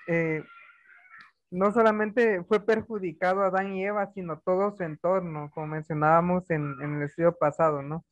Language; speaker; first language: Spanish; native; Spanish